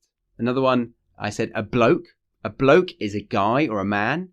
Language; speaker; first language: English; native; English